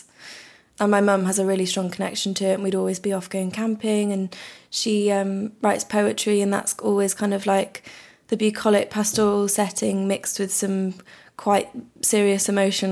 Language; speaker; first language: English; native; English